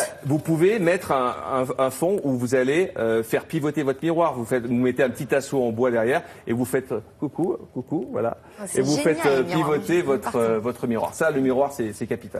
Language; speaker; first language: French; native; French